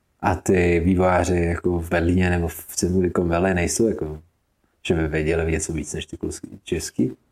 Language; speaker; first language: Czech; native; Czech